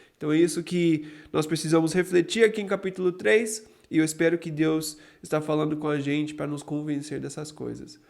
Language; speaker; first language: Portuguese; non-native, fluent; English